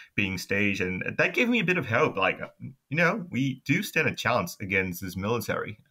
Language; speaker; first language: English; non-native, fluent; Burmese